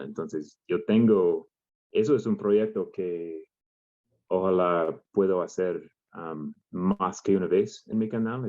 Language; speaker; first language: Spanish; non-native, learner; English